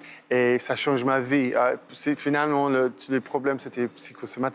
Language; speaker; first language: French; non-native, fluent; English